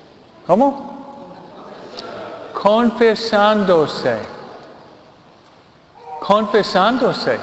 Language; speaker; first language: Spanish; non-native, fluent; English